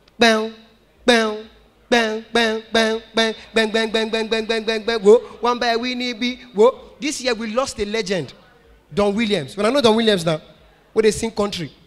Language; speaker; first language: Nigerian Pidgin; native; Nigerian Pidgin